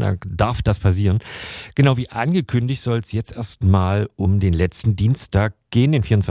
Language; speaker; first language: German; native; German